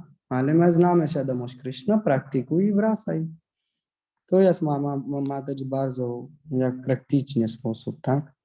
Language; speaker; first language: Polish; non-native, learner; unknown